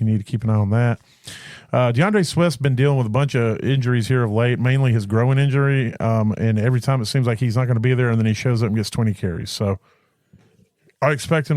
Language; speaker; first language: English; native; English